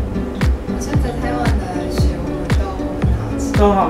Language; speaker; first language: Chinese; non-native, learner; Mongolian